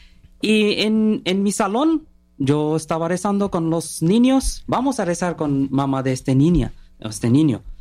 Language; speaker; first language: Spanish; non-native, learner; Bangla